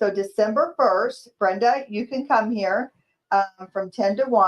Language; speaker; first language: English; native; English